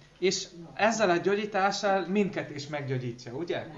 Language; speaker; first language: Hungarian; non-native, learner; Russian